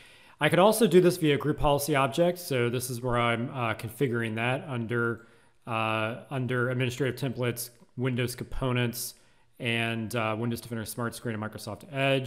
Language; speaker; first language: English; native; English